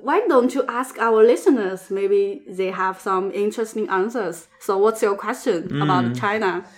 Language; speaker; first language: English; non-native, learner; Chinese